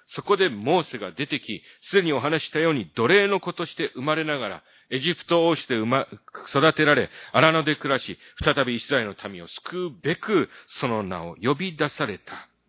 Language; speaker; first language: Japanese; early bilingual, other home language; Korean